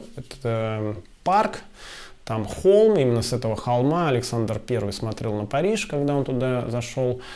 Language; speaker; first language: Russian; native; Russian